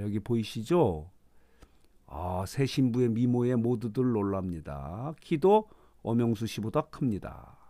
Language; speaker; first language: Korean; native; Korean